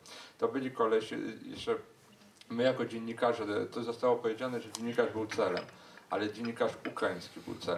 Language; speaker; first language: Polish; native; Polish